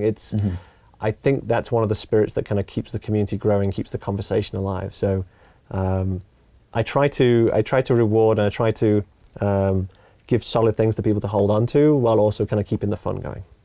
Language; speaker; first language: English; native; English